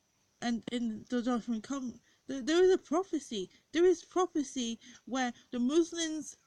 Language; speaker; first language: English; native; English